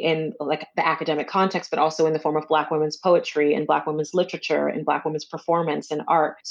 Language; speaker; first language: English; native; English